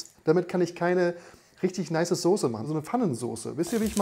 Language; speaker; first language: German; native; German